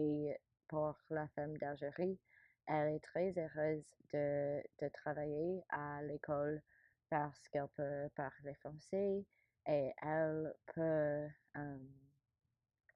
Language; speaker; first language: French; non-native, learner; English